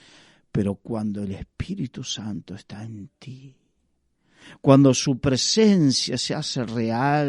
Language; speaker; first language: Spanish; native; Spanish